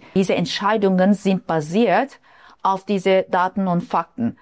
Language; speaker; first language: German; non-native, fluent; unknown